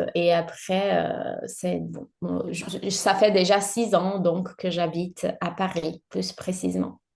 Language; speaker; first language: French; non-native, fluent; Portuguese